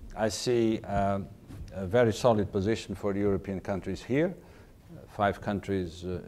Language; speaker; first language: English; non-native, fluent; Portuguese